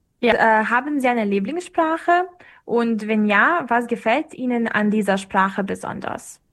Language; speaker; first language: German; non-native, fluent; Serbian